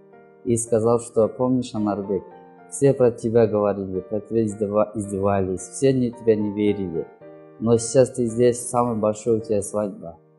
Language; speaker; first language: Russian; non-native, learner; Kyrgyz